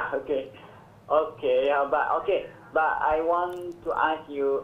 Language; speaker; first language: English; non-native, learner; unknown